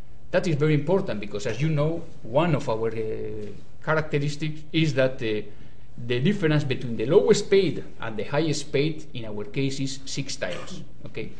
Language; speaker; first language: English; non-native, learner; Basque